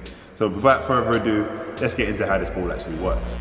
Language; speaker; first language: English; native; English